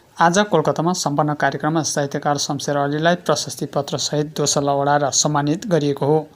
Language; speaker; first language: Nepali; native; Nepali